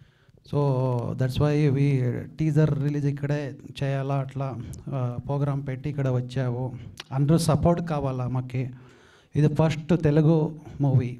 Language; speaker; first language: Telugu; non-native, learner; Kannada